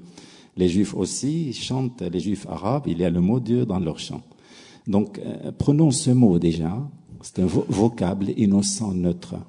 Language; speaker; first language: French; non-native, local second language; Arabic